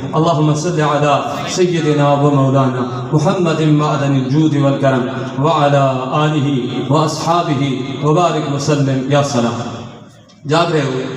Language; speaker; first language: Urdu; non-native, local second language; Sindhi